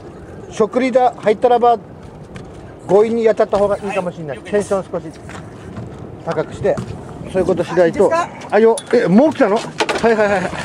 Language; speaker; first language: Japanese; native; Japanese